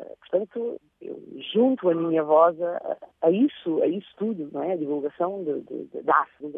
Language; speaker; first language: Portuguese; non-native, local second language; Kabuverdianu